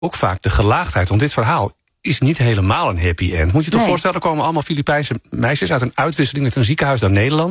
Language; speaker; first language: Dutch; native; Dutch